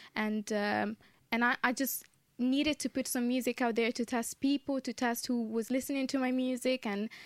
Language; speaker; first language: English; non-native, fluent; Italian